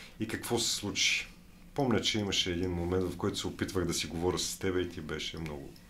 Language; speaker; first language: Bulgarian; native; Bulgarian